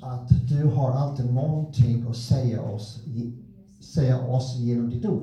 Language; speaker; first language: Swedish; non-native, fluent; English